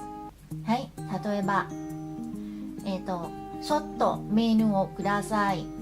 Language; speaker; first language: Japanese; non-native, fluent; Thai